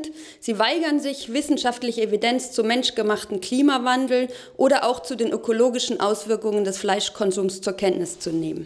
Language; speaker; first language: German; native; German